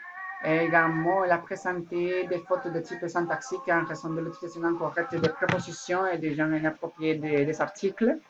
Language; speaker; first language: French; non-native, learner; Spanish